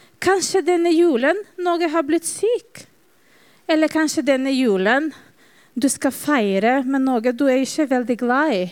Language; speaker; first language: Norwegian; non-native, fluent; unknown